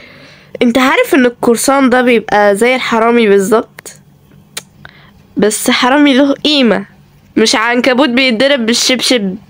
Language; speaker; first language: Arabic; native; Arabic